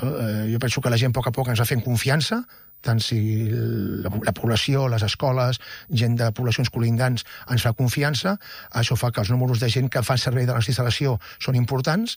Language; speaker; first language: Catalan; native; Catalan